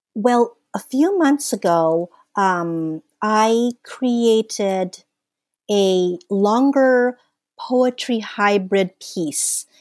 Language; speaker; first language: English; early bilingual, other home language; Filipino